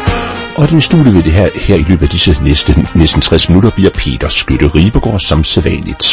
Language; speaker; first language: Danish; native; Danish